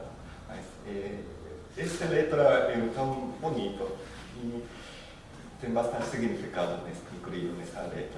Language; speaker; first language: Portuguese; non-native, learner; Japanese